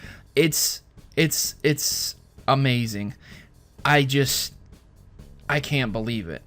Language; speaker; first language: English; native; English